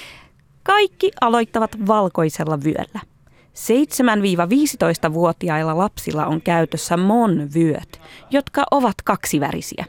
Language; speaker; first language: Finnish; native; Finnish